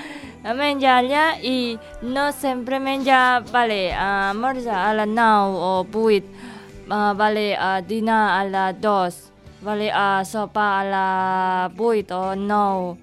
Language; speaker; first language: Catalan; non-native, learner; Indonesian